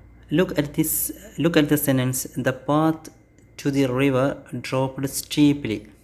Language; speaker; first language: English; non-native, local second language; Malayalam